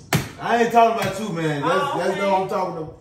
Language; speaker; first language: English; native; English